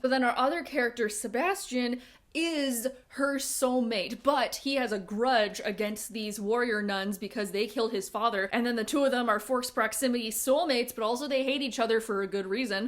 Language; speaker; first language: English; native; English